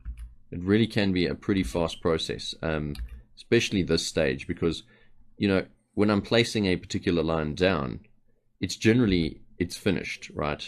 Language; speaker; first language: English; native; English